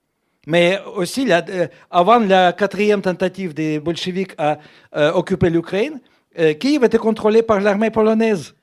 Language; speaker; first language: French; non-native, fluent; Russian